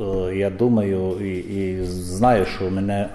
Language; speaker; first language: Ukrainian; early bilingual, heritage; Ukrainian